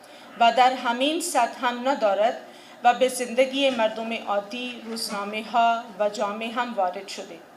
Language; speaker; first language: Persian; non-native, fluent; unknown